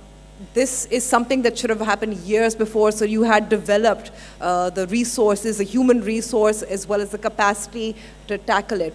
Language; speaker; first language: English; non-native, local second language; Urdu